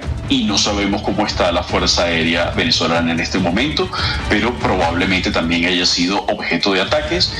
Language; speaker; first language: Spanish; native; Spanish